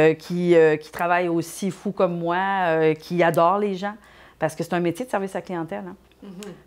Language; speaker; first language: French; native; French